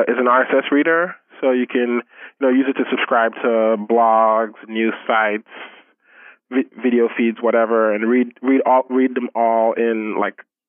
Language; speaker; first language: English; non-native, local second language; Yoruba